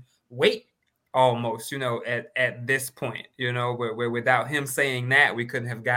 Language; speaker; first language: English; native; English